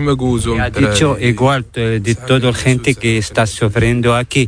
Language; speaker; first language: Spanish; non-native, learner; Arabic